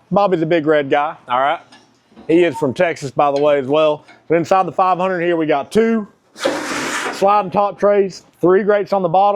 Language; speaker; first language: English; native; English